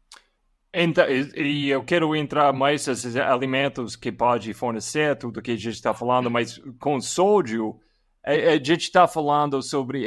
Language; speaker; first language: Portuguese; non-native, fluent; English